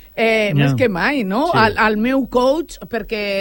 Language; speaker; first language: Catalan; non-native, local second language; Spanish